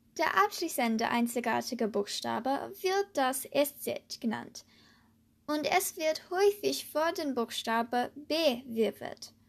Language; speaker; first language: German; non-native, learner; English